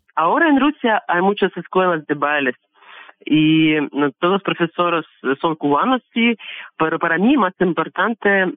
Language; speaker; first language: Spanish; non-native, learner; Russian